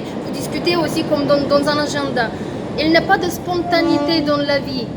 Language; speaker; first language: French; non-native, fluent; Russian